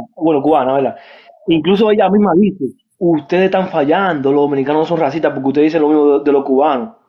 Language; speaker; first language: Spanish; native; Spanish